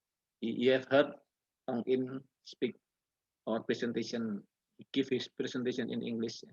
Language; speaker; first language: English; non-native, learner; Indonesian